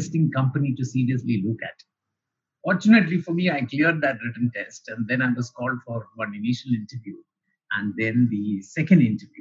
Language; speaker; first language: English; non-native, local second language; Malayalam